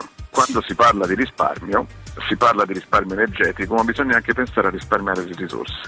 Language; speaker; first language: Italian; native; Italian